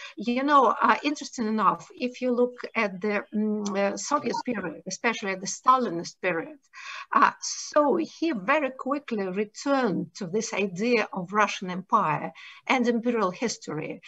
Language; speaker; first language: English; non-native, fluent; Russian